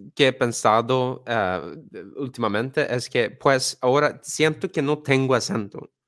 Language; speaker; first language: Spanish; non-native, fluent; English